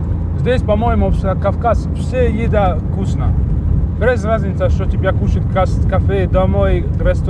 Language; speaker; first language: Russian; non-native, learner; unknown